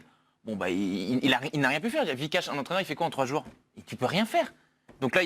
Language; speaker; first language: French; native; French